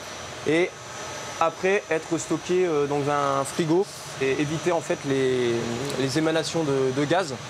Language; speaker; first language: French; native; French